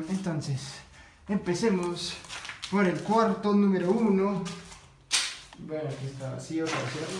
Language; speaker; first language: Spanish; non-native, fluent; French